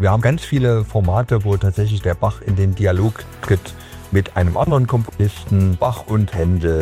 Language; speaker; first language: German; native; German